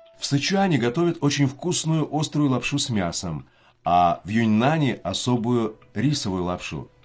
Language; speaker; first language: Russian; native; Russian